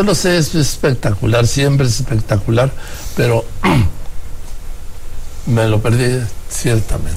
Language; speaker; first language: Spanish; native; Spanish